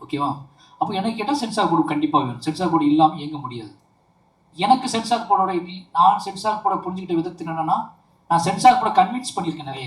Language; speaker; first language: Tamil; native; Tamil